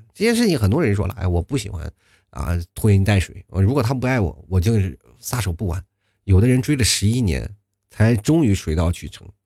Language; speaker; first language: Chinese; native; Chinese